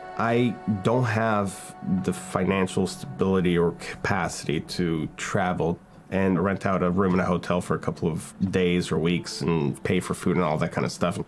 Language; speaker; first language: English; early bilingual, other home language; Hebrew